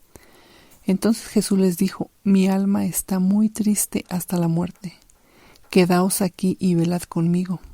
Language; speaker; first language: Spanish; native; Spanish